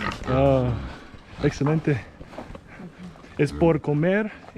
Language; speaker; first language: Spanish; non-native, learner; English